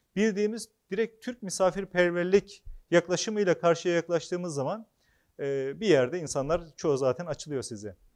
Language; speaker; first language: Turkish; native; Turkish